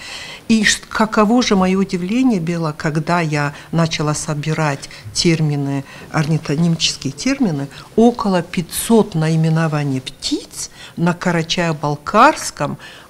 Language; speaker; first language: Russian; non-native, local second language; Karachay-Balkar